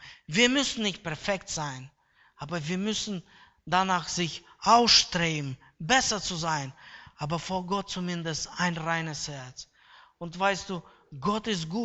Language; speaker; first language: German; non-native, fluent; Russian